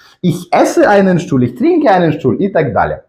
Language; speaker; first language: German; non-native, fluent; Ukrainian